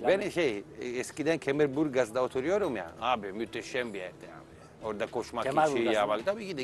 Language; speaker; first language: Turkish; non-native, learner; Italian